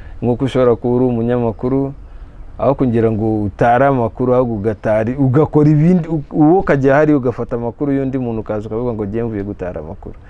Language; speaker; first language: Kinyarwanda; early bilingual, heritage; Kinyarwanda